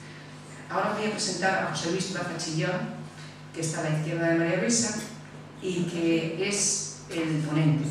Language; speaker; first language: Spanish; native; Spanish